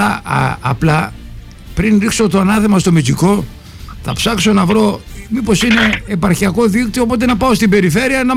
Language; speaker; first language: Greek; native; Greek